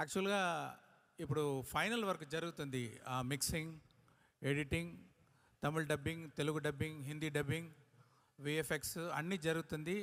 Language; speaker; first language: Telugu; non-native, local second language; Tamil